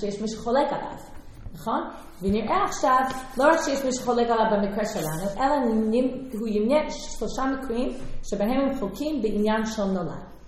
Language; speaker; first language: Hebrew; non-native, fluent; English